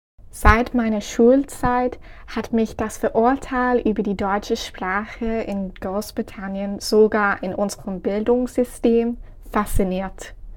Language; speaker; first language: German; non-native, fluent; English